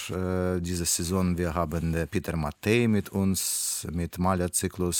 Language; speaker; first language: German; non-native, fluent; Russian